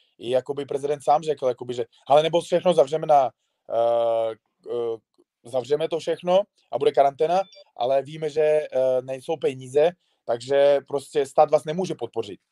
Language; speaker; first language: Czech; non-native, fluent; Uzbek